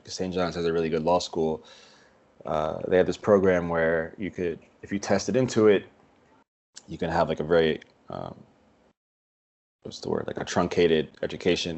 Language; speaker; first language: English; native; English